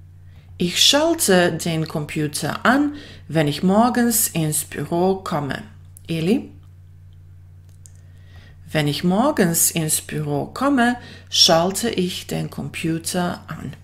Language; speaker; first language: German; non-native, fluent; Bosnian